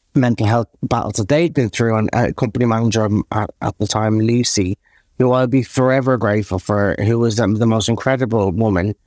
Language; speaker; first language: English; native; English